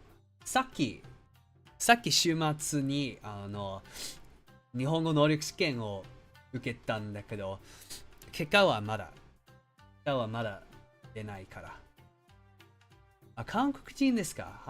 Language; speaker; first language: Japanese; non-native, learner; English